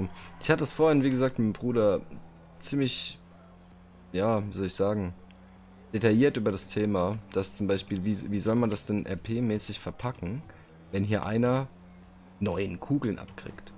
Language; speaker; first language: German; native; German